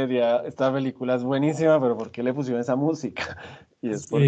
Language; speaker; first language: Spanish; native; Spanish